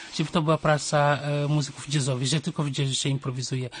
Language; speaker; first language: Polish; non-native, fluent; Wolof